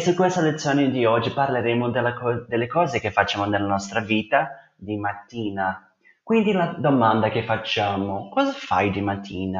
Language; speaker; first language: Italian; non-native, fluent; Portuguese